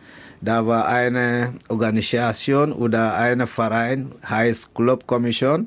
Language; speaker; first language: German; non-native, learner; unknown